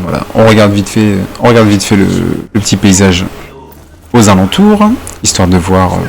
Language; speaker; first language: French; native; French